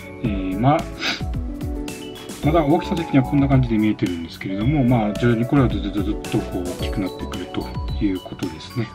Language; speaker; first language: Japanese; native; Japanese